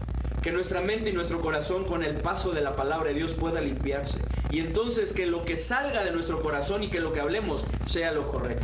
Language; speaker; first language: Spanish; native; Spanish